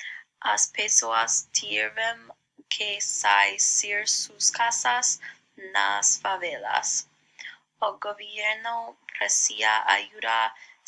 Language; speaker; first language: Portuguese; non-native, learner; English